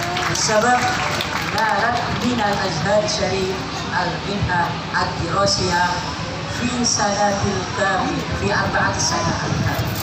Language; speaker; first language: Arabic; non-native, fluent; Indonesian